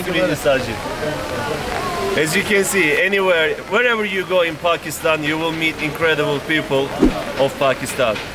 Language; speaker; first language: English; non-native, fluent; Turkish